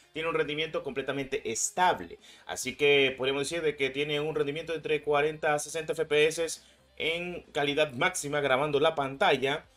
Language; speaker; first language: Spanish; native; Spanish